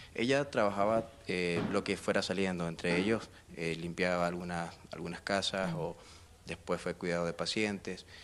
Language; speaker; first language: Spanish; native; Spanish